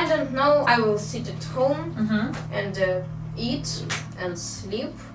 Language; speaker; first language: English; non-native, learner; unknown